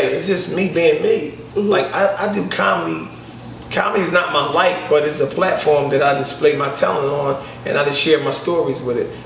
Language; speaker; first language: English; native; English